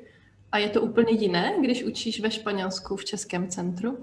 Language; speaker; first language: Czech; native; Czech